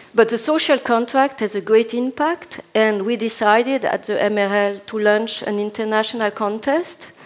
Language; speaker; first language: English; non-native, fluent; Italian